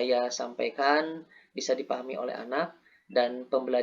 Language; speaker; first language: Indonesian; native; Indonesian